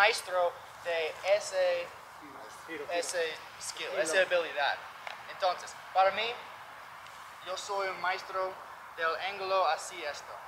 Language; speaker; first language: Spanish; non-native, learner; English